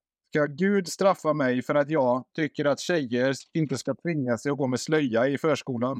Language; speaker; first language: Swedish; native; Swedish